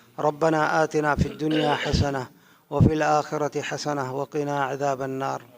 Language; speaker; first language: Urdu; native; Urdu